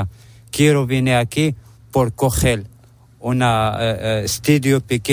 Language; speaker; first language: Spanish; non-native, learner; Arabic